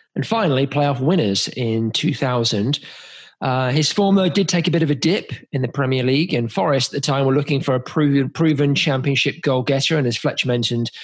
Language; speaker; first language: English; native; English